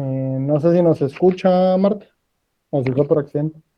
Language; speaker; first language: Spanish; native; Spanish